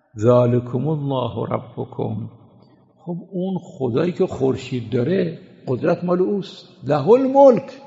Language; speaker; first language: Persian; non-native, fluent; Arabic